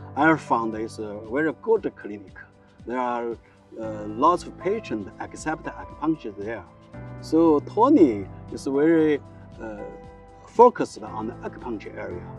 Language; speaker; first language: English; non-native, learner; Chinese